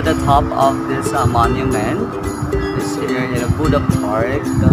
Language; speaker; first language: English; non-native, learner; Filipino